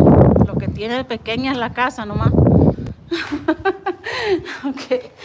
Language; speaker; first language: Spanish; early bilingual, heritage; Spanish